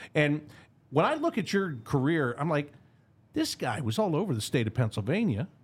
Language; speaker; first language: English; native; English